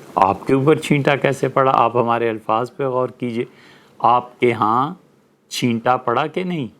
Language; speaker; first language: Urdu; native; Urdu